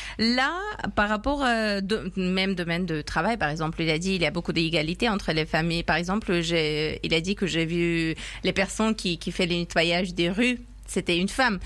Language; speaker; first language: French; non-native, fluent; Persian